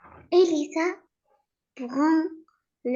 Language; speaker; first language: French; non-native, learner; Arabic